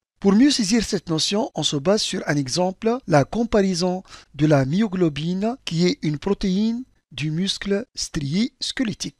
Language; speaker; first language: French; non-native, local second language; Arabic